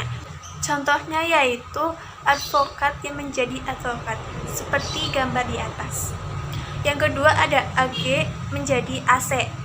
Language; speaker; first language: Indonesian; native; Indonesian